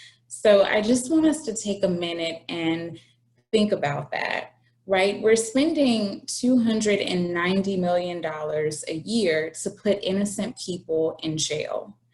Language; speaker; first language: English; native; English